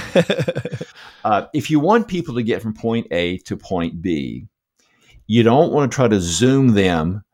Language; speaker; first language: English; native; English